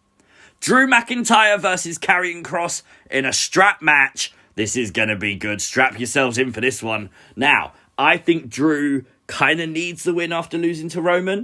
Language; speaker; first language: English; native; English